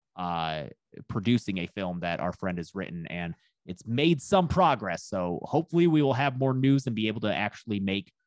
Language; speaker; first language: English; native; English